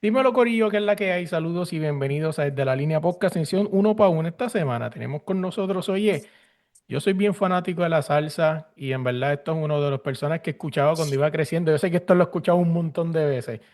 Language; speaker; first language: Spanish; native; Spanish